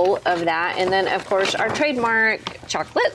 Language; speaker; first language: English; native; English